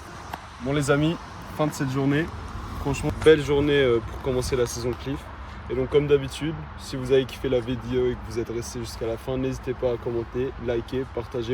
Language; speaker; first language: French; native; French